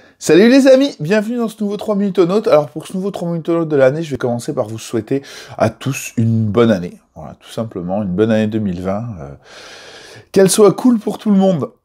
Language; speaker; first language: French; native; French